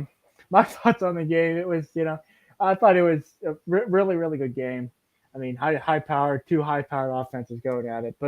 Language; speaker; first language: English; native; English